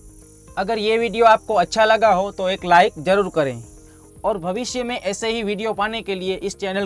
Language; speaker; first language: Hindi; native; Hindi